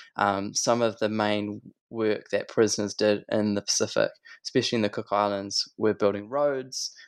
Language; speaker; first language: English; native; English